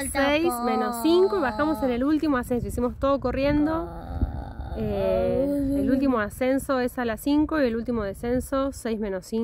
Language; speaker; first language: Spanish; native; Spanish